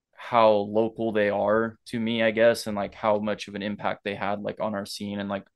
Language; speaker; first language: English; native; English